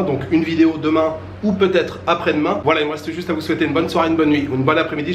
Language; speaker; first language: French; native; French